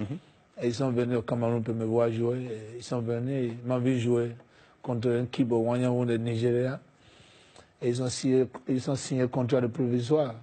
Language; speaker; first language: French; non-native, fluent; English